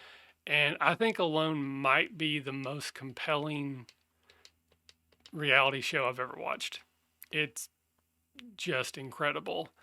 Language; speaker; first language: English; native; English